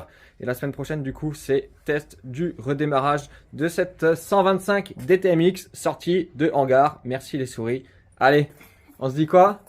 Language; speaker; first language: French; native; French